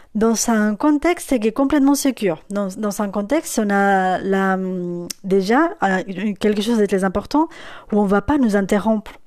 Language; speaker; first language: French; non-native, fluent; Spanish